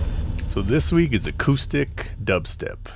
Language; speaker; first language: English; native; English